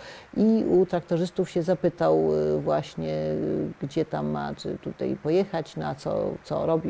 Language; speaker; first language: Polish; native; Polish